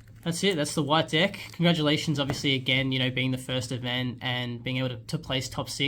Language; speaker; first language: English; native; English